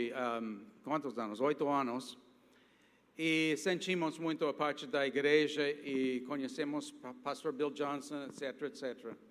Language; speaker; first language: Portuguese; non-native, fluent; English